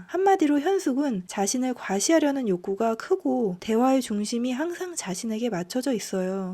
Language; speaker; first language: Korean; native; Korean